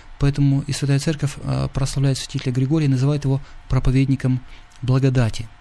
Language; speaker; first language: Russian; native; Russian